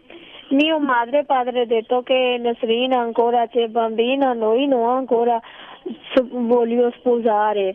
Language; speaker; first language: Italian; non-native, learner; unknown